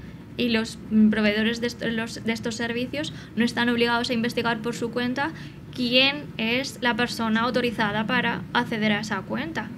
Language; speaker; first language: Spanish; native; Spanish